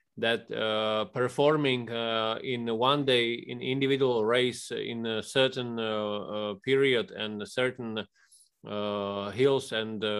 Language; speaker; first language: English; non-native, fluent; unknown